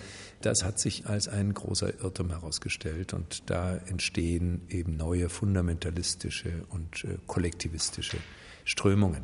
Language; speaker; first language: German; native; German